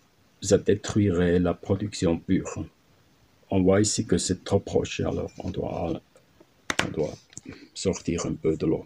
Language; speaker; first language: French; non-native, learner; German